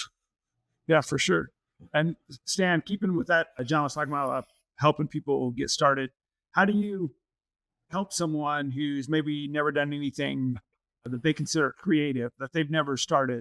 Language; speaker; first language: English; native; English